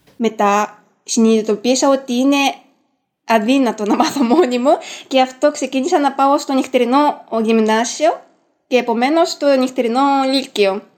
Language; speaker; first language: Greek; non-native, fluent; Japanese